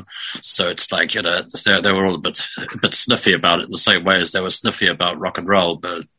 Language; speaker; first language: English; native; English